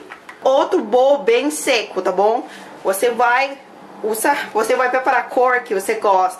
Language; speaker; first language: Portuguese; non-native, learner; Thai